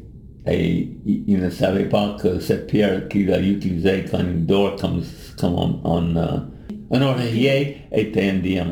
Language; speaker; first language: French; non-native, learner; English